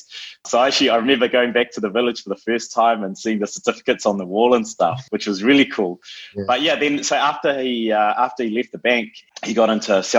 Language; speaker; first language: English; native; English